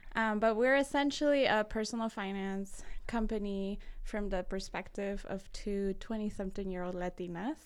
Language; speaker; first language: English; early bilingual, other home language; Spanish